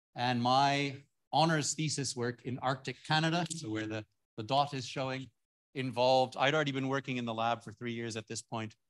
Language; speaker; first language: English; native; English